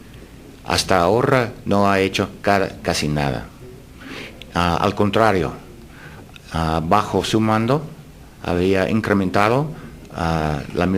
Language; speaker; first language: Spanish; non-native, fluent; English